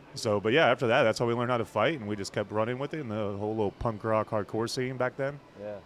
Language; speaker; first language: English; native; English